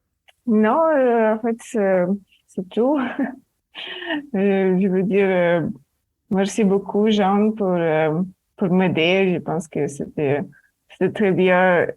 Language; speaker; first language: French; non-native, fluent; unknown